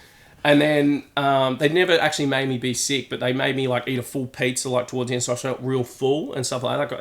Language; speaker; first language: English; native; English